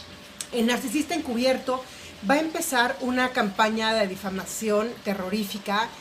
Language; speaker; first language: Spanish; native; Spanish